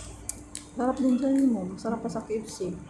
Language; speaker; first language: Filipino; native; Filipino